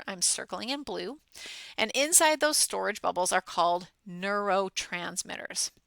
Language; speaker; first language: English; native; English